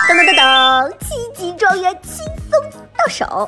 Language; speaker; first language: Chinese; native; Chinese